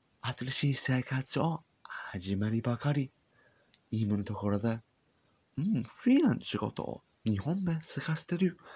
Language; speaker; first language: Japanese; non-native, learner; English